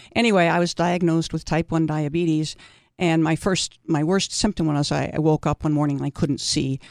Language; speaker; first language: English; native; English